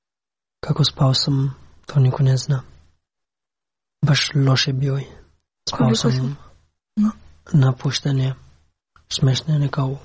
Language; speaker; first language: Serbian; non-native, learner; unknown